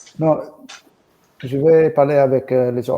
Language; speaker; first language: French; non-native, learner; English